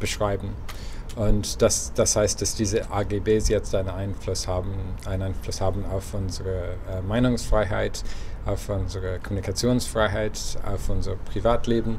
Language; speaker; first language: German; non-native, fluent; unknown